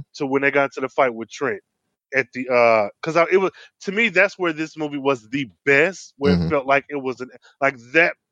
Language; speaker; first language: English; native; English